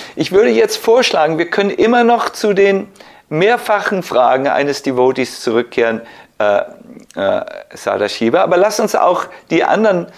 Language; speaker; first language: German; native; German